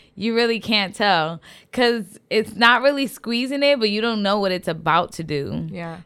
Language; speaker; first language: English; native; English